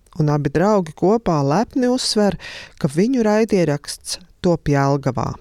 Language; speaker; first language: Latvian; native; Latvian